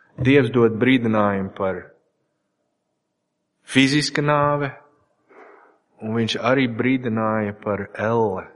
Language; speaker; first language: Latvian; non-native, learner; English